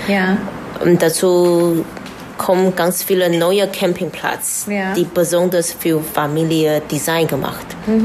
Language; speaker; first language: German; non-native, learner; Chinese